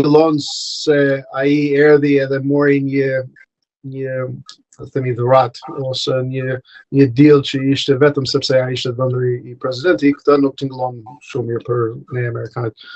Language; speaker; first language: Albanian; non-native, fluent; English